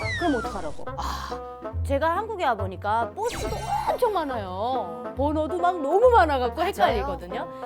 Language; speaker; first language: Korean; native; Korean